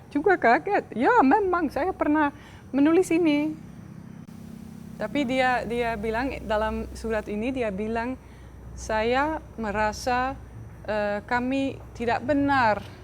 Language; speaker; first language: Indonesian; non-native, fluent; Dutch